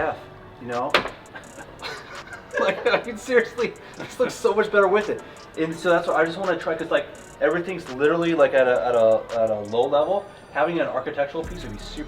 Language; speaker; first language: English; native; English